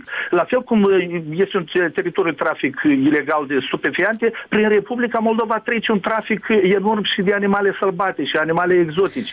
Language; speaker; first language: Romanian; native; Romanian